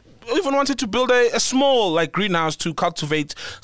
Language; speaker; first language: English; non-native, local second language; Zulu